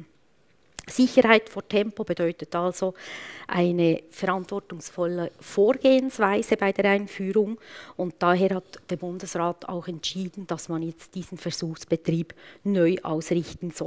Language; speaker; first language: German; native; German